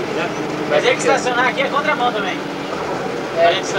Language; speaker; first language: Portuguese; native; Portuguese